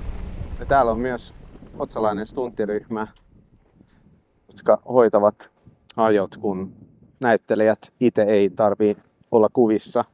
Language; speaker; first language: Finnish; non-native, fluent; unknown